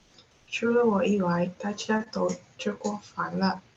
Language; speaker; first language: Chinese; non-native, learner; Indonesian